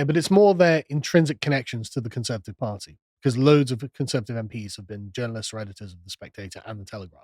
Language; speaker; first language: English; native; English